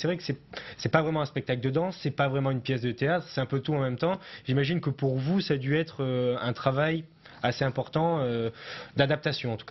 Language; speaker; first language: French; native; French